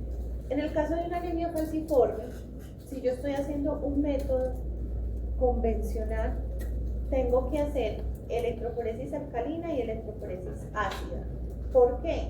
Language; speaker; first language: Spanish; native; Spanish